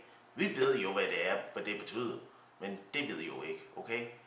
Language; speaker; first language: Danish; non-native, learner; English